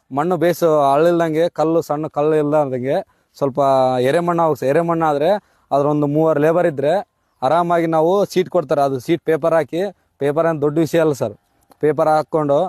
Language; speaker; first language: Kannada; native; Kannada